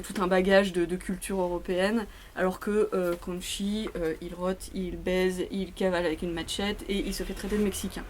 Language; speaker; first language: French; native; French